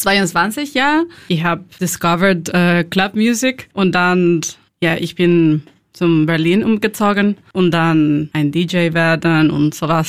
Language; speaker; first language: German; non-native, learner; Spanish